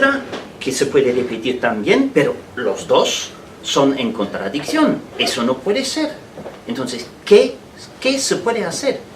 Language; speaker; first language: Spanish; non-native, fluent; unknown